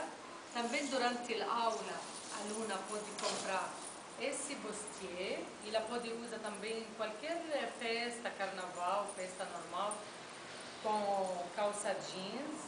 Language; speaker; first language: Portuguese; non-native, fluent; Arabic